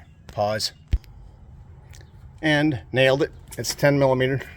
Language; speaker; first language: English; native; English